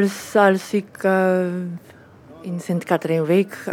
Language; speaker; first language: Dutch; non-native, learner; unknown